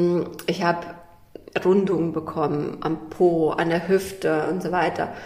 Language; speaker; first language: German; early bilingual, other home language; Russian